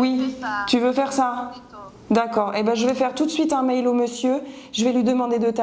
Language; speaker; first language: French; native; French